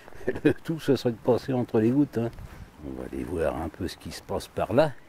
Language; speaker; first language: French; native; French